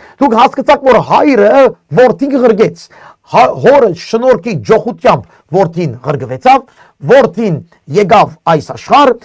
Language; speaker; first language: Armenian; native; Armenian